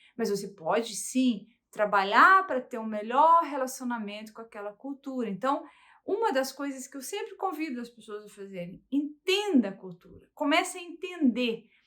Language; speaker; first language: Portuguese; early bilingual, heritage; Portuguese